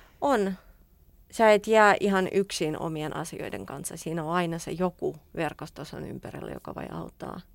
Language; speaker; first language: Finnish; non-native, fluent; Russian